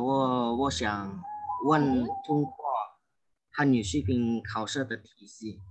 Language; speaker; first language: Chinese; non-native, learner; Indonesian